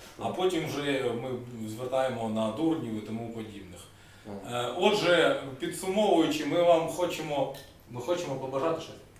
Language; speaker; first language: Ukrainian; non-native, local second language; Russian